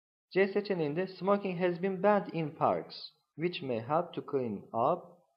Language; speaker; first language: English; non-native, fluent; Turkish